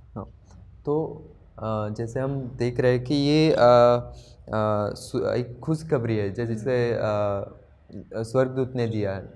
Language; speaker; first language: Hindi; non-native, local second language; Gujarati